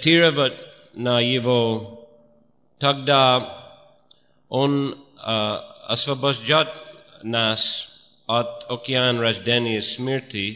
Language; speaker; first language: Russian; non-native, fluent; English